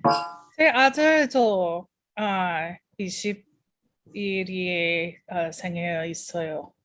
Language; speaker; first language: Korean; non-native, learner; English